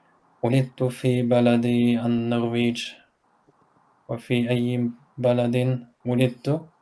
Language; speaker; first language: Arabic; non-native, learner; Norwegian